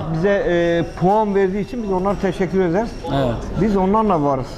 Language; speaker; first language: Turkish; native; Turkish